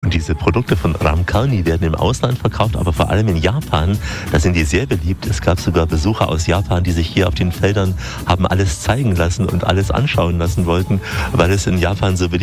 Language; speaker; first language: German; native; German